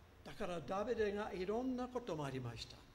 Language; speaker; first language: Japanese; non-native, fluent; English